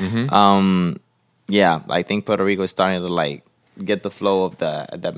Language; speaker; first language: English; non-native, fluent; Spanish